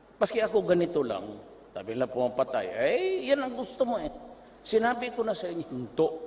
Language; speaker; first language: Filipino; non-native, local second language; Cebuano